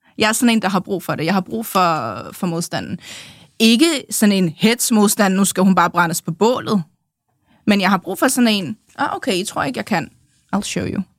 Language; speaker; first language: Danish; early bilingual, other home language; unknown